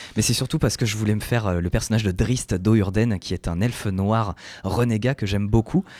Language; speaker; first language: French; native; French